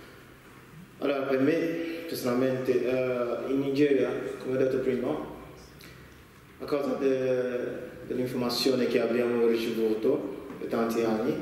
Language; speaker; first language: Italian; non-native, learner; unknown